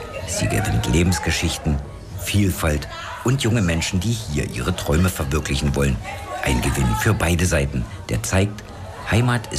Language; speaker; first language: German; native; German